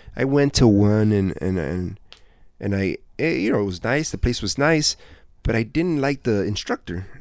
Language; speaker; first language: English; native; English